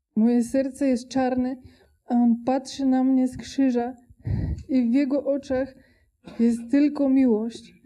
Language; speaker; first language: Polish; non-native, fluent; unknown